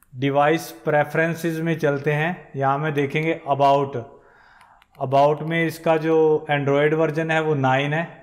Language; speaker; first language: Hindi; non-native, local second language; Punjabi